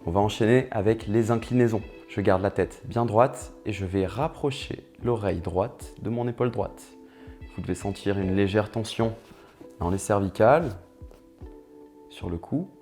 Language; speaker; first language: French; native; French